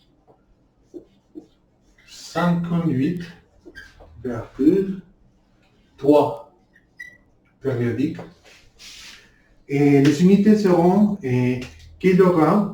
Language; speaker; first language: French; non-native, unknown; Spanish